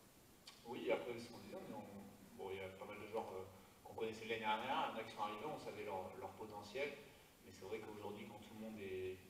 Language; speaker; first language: French; native; French